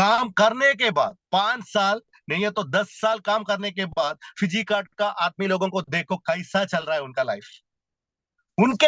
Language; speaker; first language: Hindi; non-native, local second language; Malayalam